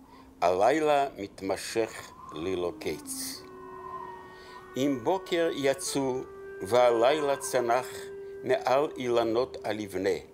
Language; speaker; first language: Hebrew; non-native, fluent; Yiddish